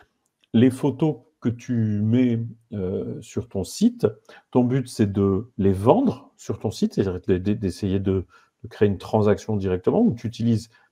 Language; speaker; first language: French; native; French